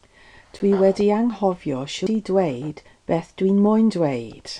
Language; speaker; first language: Welsh; non-native, learner; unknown